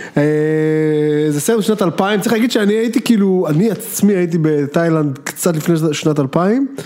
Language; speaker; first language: Hebrew; native; Hebrew